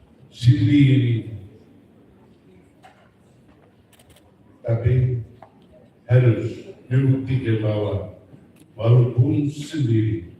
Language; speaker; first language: Indonesian; non-native, fluent; German